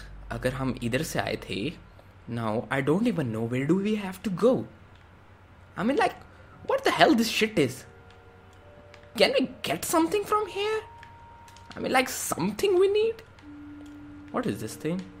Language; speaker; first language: English; non-native, local second language; Punjabi